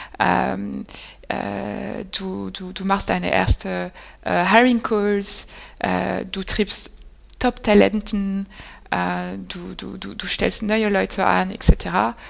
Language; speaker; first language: German; non-native, fluent; French